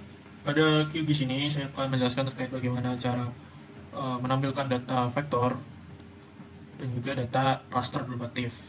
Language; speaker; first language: Indonesian; native; Indonesian